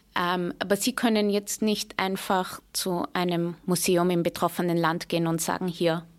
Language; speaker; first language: German; native; German